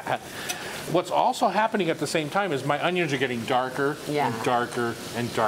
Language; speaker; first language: English; native; English